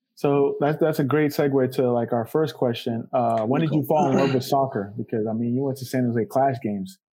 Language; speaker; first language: English; native; English